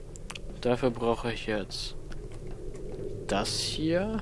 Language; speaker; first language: German; native; German